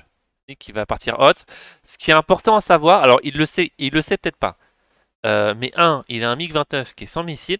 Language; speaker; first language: French; native; French